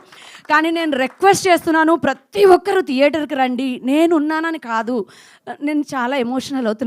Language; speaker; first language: Telugu; native; Telugu